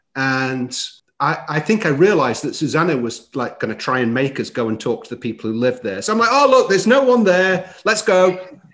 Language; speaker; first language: English; native; English